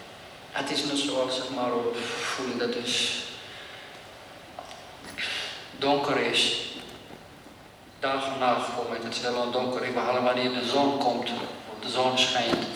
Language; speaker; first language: Dutch; non-native, learner; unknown